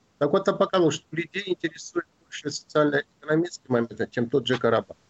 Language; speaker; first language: Russian; non-native, local second language; Azerbaijani